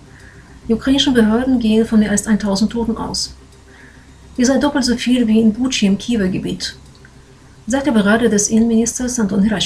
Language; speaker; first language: German; non-native, fluent; Ukrainian